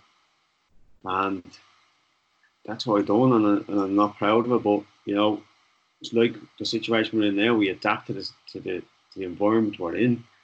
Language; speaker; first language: English; native; English